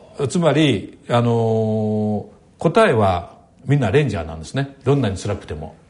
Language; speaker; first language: Japanese; native; Japanese